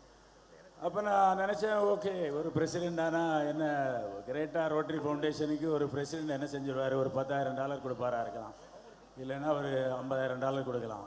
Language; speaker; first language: Tamil; native; Tamil